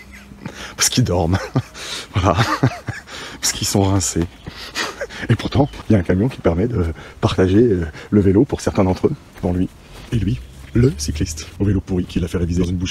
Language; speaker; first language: French; native; French